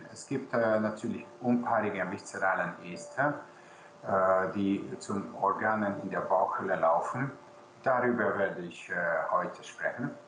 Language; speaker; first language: German; non-native, local second language; Hungarian